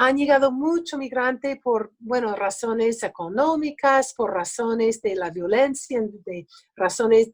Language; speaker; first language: Spanish; early bilingual, other home language; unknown